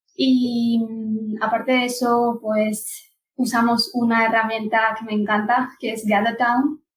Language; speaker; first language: Spanish; non-native, fluent; Punjabi